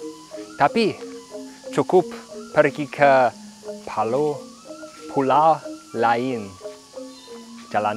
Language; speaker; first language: Indonesian; non-native, learner; English